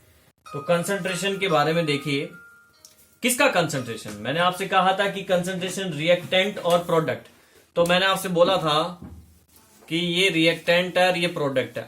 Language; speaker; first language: Hindi; native; Hindi